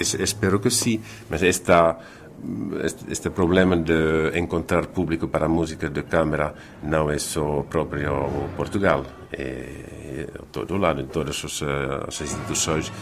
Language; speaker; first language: Portuguese; non-native, fluent; Finnish